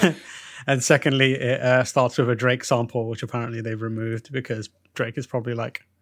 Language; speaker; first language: English; early bilingual, other home language; Urdu